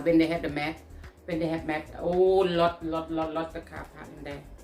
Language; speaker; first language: English; non-native, learner; Northeastern Thai